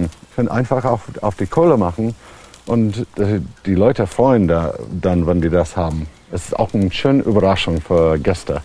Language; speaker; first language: German; non-native, fluent; English